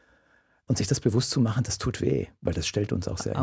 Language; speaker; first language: German; native; German